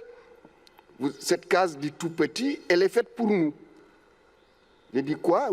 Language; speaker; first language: French; non-native, local second language; Wolof